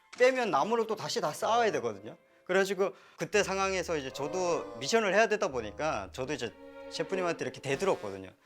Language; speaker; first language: Korean; native; Korean